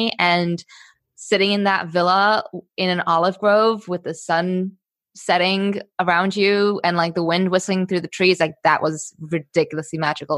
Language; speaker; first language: English; native; English